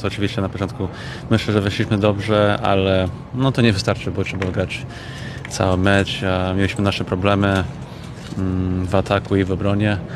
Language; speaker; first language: Polish; early bilingual, heritage; English